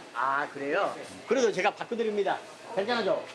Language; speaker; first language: Korean; non-native, fluent; Bangla